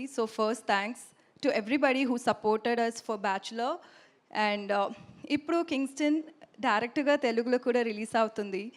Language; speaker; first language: Telugu; non-native, learner; Tamil